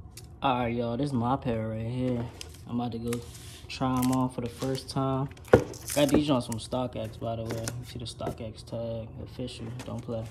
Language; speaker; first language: English; native; English